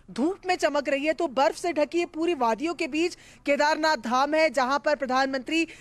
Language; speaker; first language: Hindi; native; Hindi